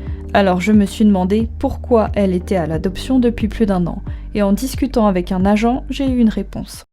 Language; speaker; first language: French; native; French